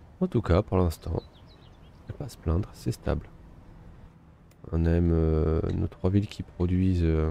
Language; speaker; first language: French; native; French